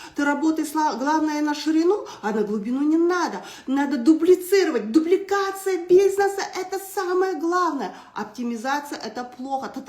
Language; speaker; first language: Russian; non-native, local second language; Kazakh